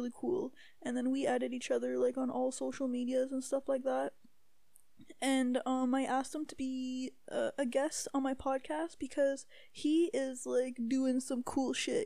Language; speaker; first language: English; native; English